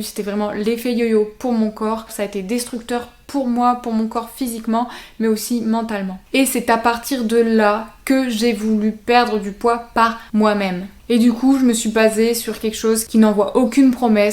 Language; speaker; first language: French; native; French